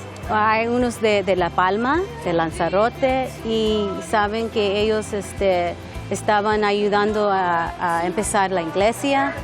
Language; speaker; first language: Spanish; non-native, learner; English